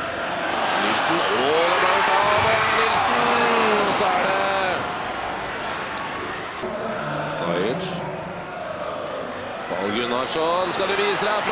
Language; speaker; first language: Norwegian; native; Norwegian